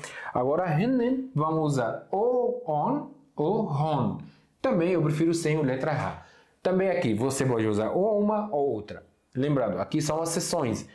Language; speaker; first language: Portuguese; non-native, fluent; Arabic